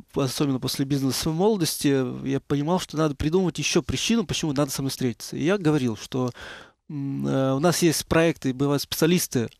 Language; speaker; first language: Russian; native; Russian